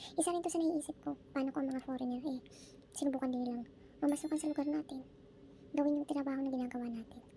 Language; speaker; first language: Filipino; native; Filipino